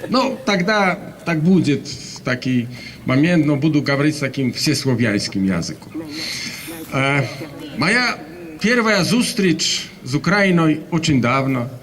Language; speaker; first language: Russian; non-native, learner; Polish